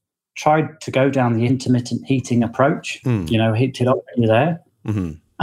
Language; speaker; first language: English; native; English